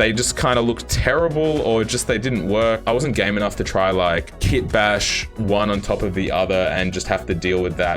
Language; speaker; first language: English; native; English